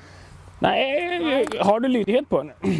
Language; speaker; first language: Swedish; native; Swedish